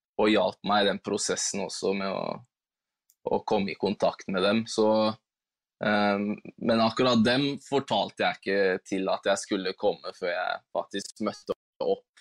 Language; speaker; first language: Norwegian; native; Norwegian